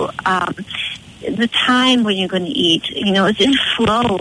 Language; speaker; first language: English; native; English